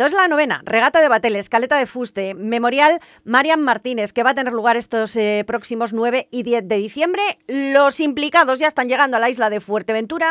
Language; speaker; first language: Spanish; native; Spanish